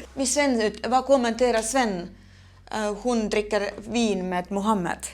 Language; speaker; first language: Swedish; non-native, fluent; Estonian